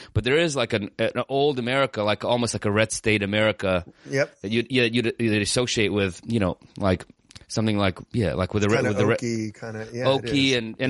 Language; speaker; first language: English; native; English